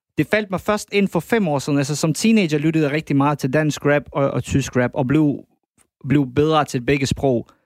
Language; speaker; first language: Danish; early bilingual, other home language; Bosnian